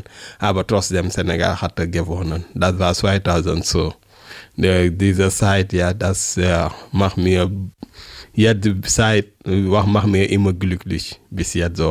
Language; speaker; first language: German; non-native, learner; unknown